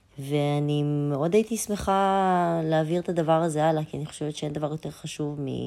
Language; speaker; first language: Hebrew; early bilingual, other home language; Russian